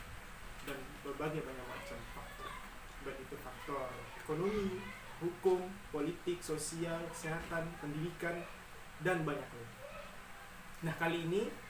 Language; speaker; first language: Indonesian; native; Indonesian